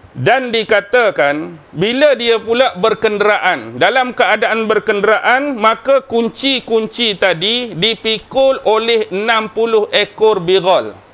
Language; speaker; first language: Malay; native; Malay